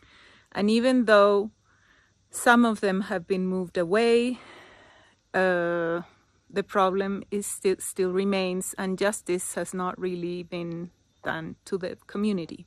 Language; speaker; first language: English; non-native, fluent; Spanish